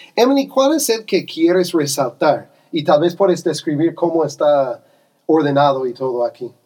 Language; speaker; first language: Spanish; non-native, fluent; English